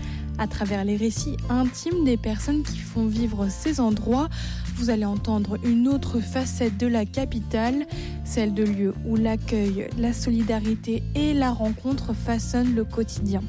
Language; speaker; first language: French; native; French